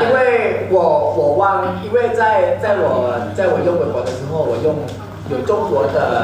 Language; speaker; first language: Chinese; non-native, learner; Thai